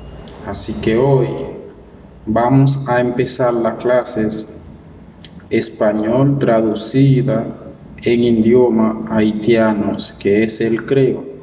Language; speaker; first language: Spanish; non-native, learner; Haitian Creole